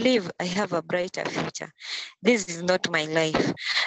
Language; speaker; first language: English; non-native, local second language; Luo (Kenya and Tanzania)